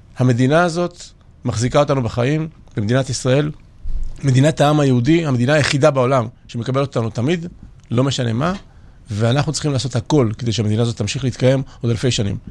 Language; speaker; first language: Hebrew; early bilingual, other home language; Georgian